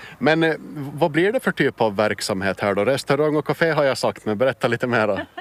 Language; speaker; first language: Swedish; native; Swedish